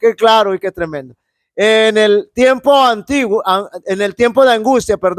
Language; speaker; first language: Spanish; native; Spanish